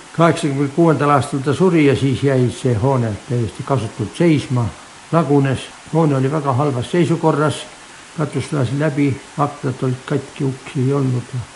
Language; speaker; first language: Estonian; native; Estonian